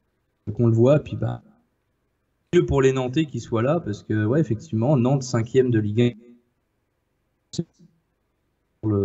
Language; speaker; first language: French; native; French